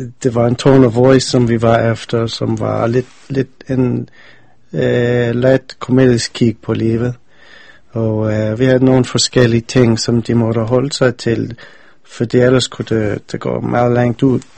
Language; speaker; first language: Danish; non-native, fluent; English